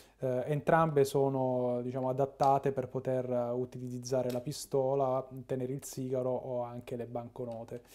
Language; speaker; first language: Italian; native; Italian